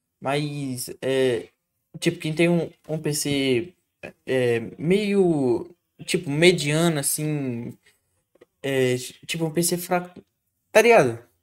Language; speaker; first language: Portuguese; native; Portuguese